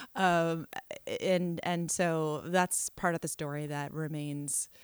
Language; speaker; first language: English; native; English